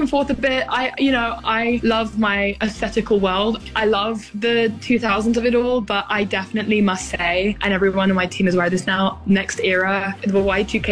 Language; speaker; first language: English; native; English